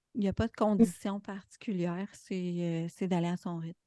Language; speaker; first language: French; native; French